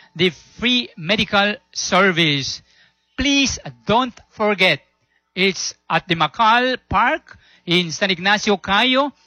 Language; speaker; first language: English; non-native, local second language; Spanish